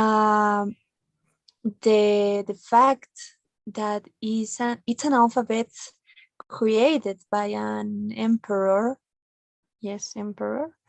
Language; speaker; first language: English; non-native, learner; Spanish